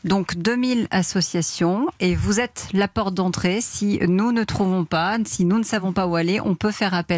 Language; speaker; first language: French; native; French